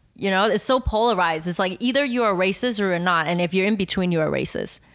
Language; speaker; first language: English; non-native, fluent; Chinese